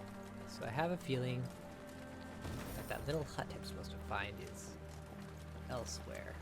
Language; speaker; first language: English; native; English